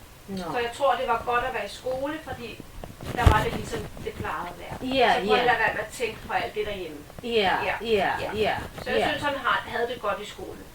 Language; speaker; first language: Danish; native; Danish